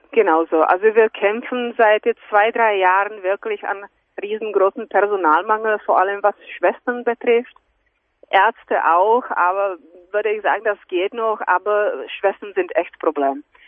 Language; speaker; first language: German; non-native, fluent; Czech